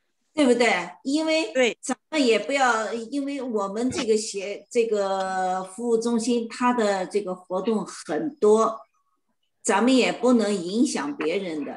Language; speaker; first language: Chinese; native; Chinese